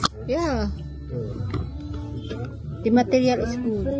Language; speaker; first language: German; non-native, learner; Filipino